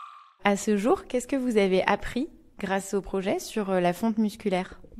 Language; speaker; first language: French; native; French